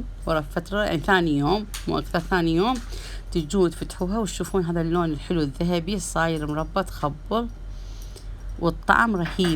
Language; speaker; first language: Arabic; native; Arabic